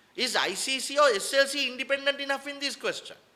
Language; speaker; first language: English; non-native, local second language; Sinhala